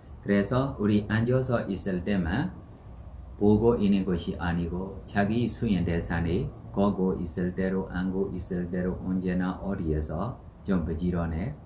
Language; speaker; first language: Korean; non-native, learner; Burmese